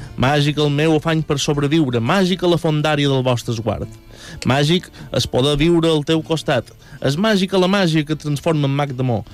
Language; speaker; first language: Catalan; native; Catalan